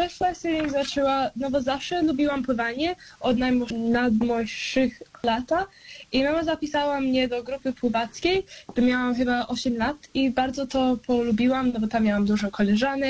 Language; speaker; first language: Polish; early bilingual, heritage; Polish